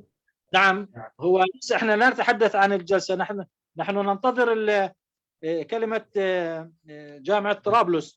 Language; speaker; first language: Arabic; native; Arabic